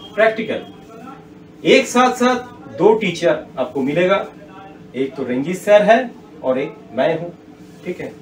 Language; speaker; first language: Hindi; non-native, local second language; Bangla